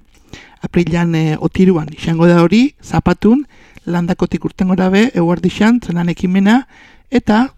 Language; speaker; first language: Basque; native; Basque